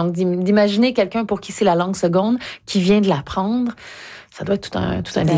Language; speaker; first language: French; native; French